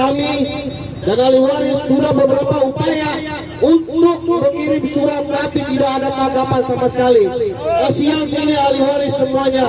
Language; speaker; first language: Indonesian; native; Indonesian